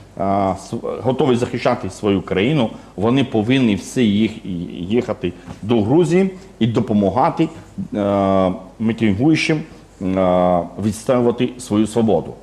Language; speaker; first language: Ukrainian; non-native, fluent; Georgian